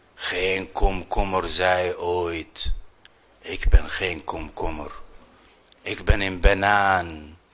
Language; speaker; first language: Dutch; non-native, fluent; Arabic